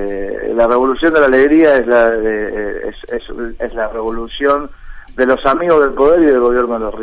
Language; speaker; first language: Spanish; native; Spanish